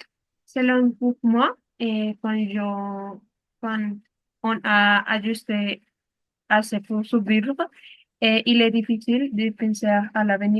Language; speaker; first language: French; non-native, learner; Spanish